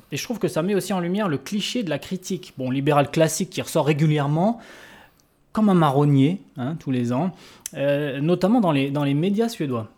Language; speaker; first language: French; native; French